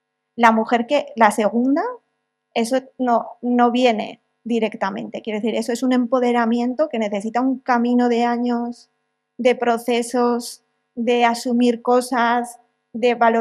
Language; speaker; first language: Spanish; native; Spanish